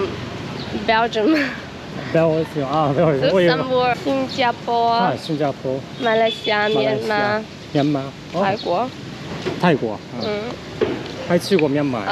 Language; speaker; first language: Chinese; non-native, learner; Vietnamese